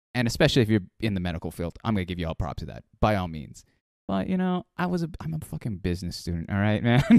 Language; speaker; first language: English; early bilingual, other home language; Filipino